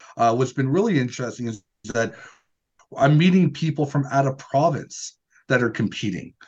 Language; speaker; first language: English; native; English